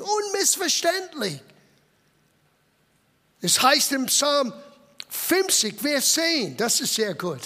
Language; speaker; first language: German; non-native, fluent; English